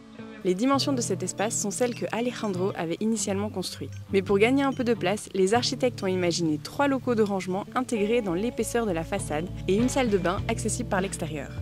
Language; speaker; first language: French; native; French